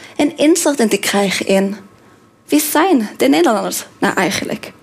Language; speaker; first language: Dutch; non-native, fluent; Norwegian